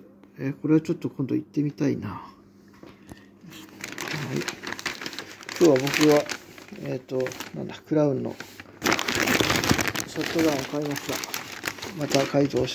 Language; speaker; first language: Japanese; native; Japanese